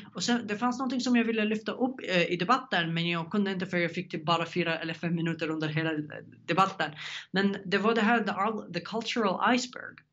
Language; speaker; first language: Swedish; non-native, fluent; Arabic